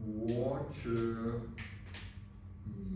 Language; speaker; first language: Chinese; non-native, learner; English